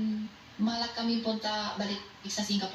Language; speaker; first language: Filipino; non-native, learner; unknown